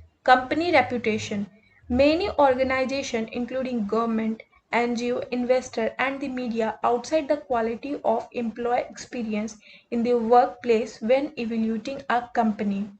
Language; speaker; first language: English; non-native, local second language; Hindi